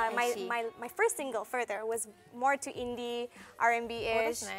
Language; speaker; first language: English; native; English